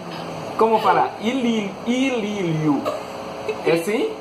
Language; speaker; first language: Portuguese; non-native, learner; Haitian Creole